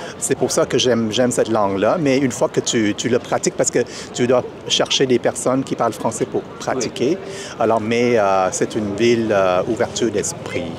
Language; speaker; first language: French; early bilingual, other home language; Vietnamese